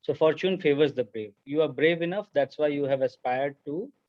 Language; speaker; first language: English; non-native, local second language; Hindi